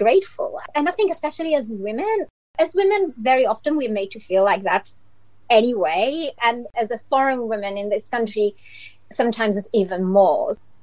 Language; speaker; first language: English; non-native, fluent; Italian